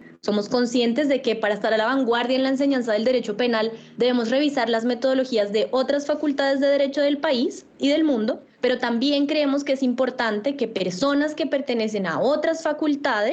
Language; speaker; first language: Spanish; native; Spanish